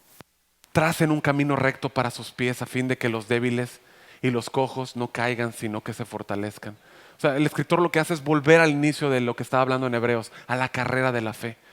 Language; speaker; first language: Spanish; native; Spanish